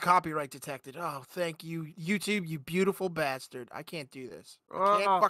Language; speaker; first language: English; native; English